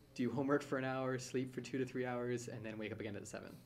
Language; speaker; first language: English; native; English